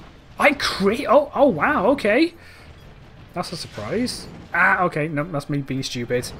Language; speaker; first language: English; native; English